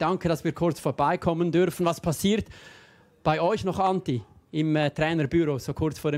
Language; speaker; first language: German; native; German